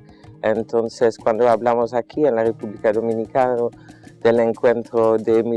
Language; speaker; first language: Spanish; non-native, fluent; Dutch